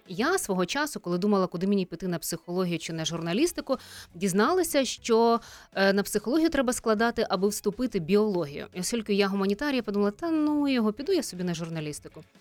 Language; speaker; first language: Ukrainian; native; Ukrainian